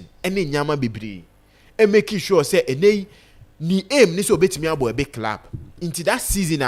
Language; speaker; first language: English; non-native, local second language; Akan